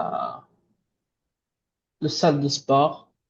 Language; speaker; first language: French; non-native, learner; Arabic